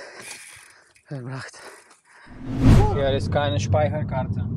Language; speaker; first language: German; non-native, learner; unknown